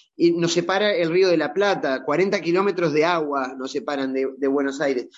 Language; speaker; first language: Spanish; native; Spanish